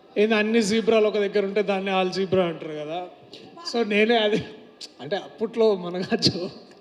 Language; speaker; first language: Telugu; native; Telugu